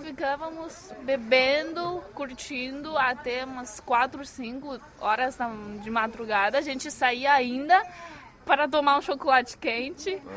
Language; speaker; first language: Portuguese; non-native, fluent; Chinese